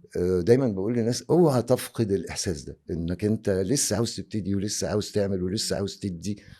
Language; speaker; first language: Egyptian Arabic; native; Egyptian Arabic